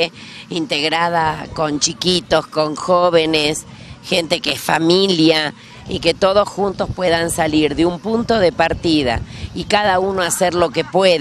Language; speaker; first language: Spanish; native; Spanish